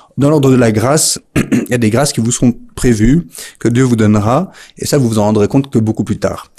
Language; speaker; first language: French; native; French